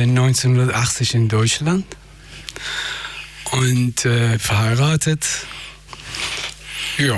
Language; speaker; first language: German; non-native, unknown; Persian